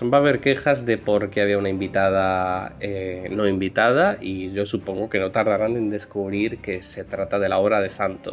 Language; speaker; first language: Spanish; native; Spanish